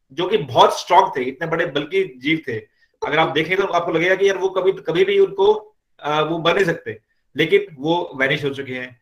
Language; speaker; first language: Hindi; native; Hindi